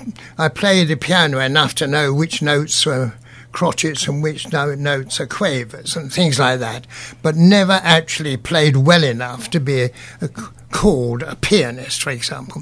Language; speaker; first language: English; native; English